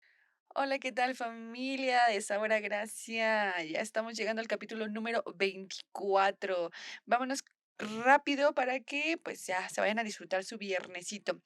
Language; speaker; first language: Spanish; native; Spanish